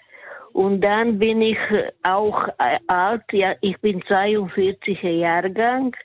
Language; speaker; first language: German; non-native, learner; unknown